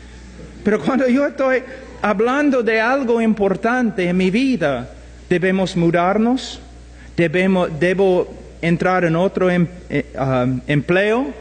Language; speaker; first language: Spanish; non-native, fluent; English